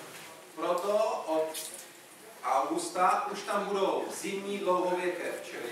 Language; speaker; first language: Russian; non-native, learner; Czech